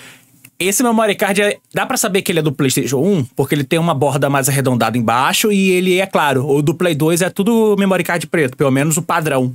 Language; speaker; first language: Portuguese; native; Portuguese